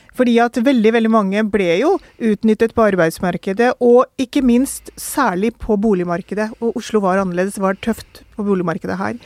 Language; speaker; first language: Norwegian; early bilingual, other home language; Urdu